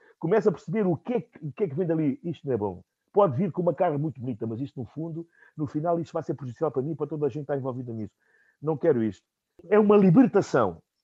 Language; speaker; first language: Portuguese; non-native, local second language; Upper Guinea Crioulo